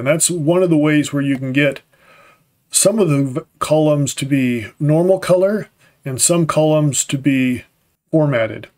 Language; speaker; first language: English; native; English